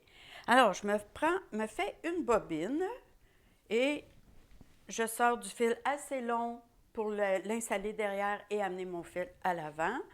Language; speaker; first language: French; native; French